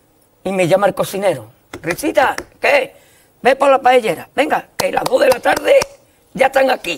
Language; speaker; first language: Spanish; native; Spanish